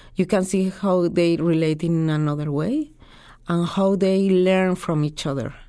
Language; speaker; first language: English; non-native, fluent; Spanish